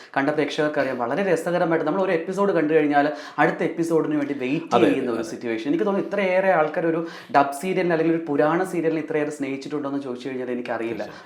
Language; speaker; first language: Malayalam; native; Malayalam